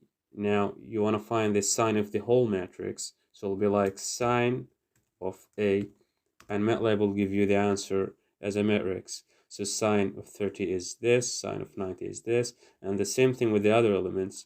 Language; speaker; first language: English; non-native, fluent; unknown